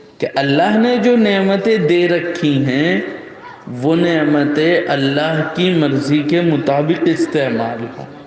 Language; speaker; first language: Urdu; native; Urdu